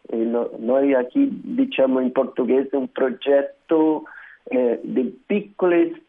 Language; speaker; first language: Italian; non-native, learner; Portuguese